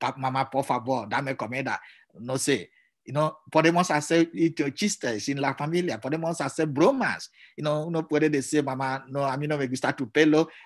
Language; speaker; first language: Spanish; non-native, fluent; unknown